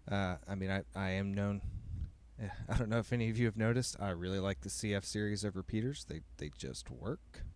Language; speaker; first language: English; native; English